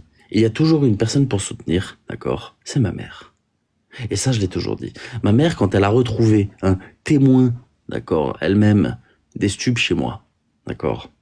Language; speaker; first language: French; native; French